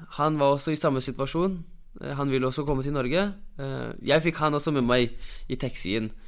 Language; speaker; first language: Norwegian; non-native, fluent; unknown